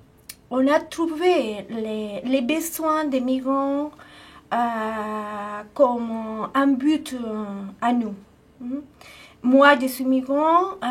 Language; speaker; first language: French; non-native, fluent; Spanish